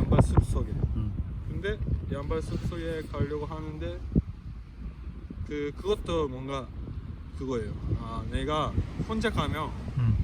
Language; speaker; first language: Korean; non-native, fluent; Japanese